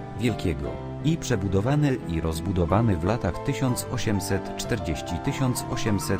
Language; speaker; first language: Polish; native; Polish